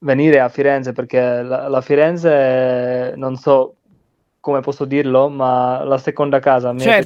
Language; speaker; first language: Italian; non-native, learner; Czech